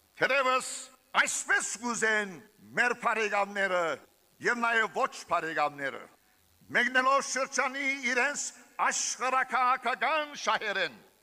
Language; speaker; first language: Armenian; early bilingual, heritage; Armenian